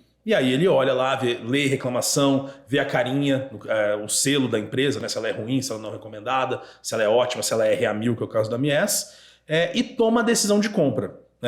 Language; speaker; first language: Portuguese; native; Portuguese